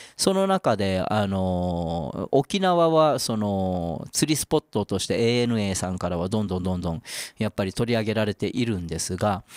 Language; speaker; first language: Japanese; native; Japanese